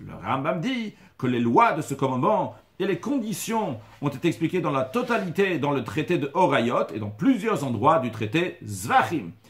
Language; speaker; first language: French; native; French